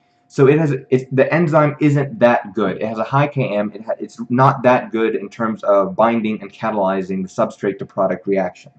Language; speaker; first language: English; native; English